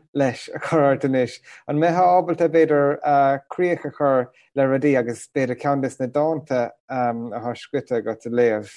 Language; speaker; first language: Irish; non-native, local second language; English